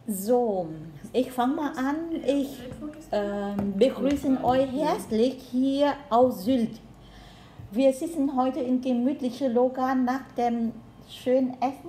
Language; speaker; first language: German; non-native, learner; Vietnamese